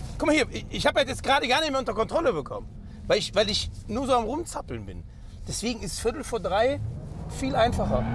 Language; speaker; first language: German; native; German